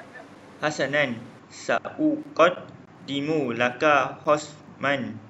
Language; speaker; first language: Arabic; non-native, learner; Malay